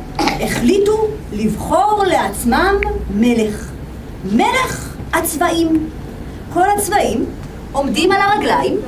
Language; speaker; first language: Hebrew; native; Hebrew